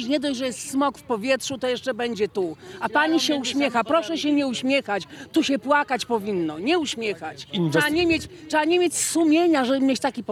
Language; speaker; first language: Polish; native; Polish